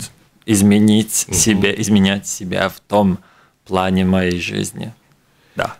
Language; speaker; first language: Russian; non-native, local second language; Latvian